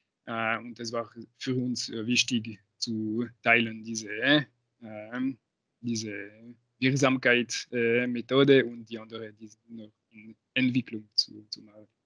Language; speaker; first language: German; non-native, local second language; French